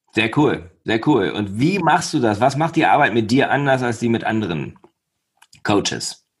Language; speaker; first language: German; native; German